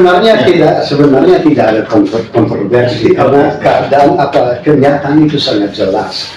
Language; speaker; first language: Indonesian; non-native, fluent; German